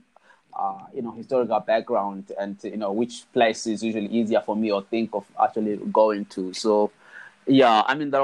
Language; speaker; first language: English; non-native, local second language; Shona